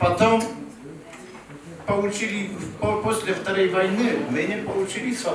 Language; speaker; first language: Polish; early bilingual, heritage; Polish